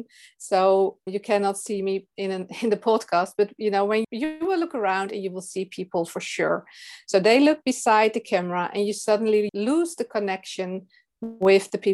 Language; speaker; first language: English; non-native, fluent; Dutch